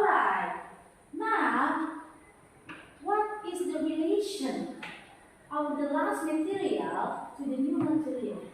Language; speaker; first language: English; non-native, learner; Indonesian